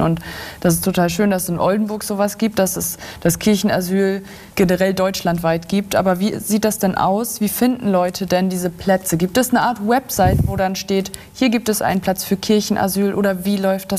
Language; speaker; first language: German; native; German